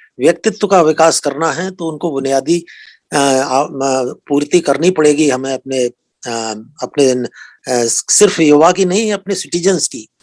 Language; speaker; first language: Hindi; native; Hindi